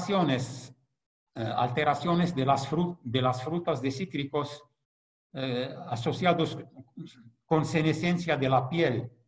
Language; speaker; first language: Spanish; non-native, fluent; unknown